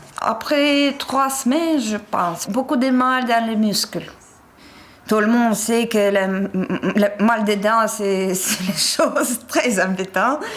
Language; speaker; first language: French; non-native, fluent; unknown